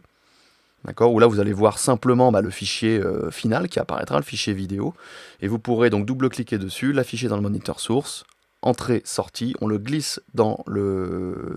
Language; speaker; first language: French; native; French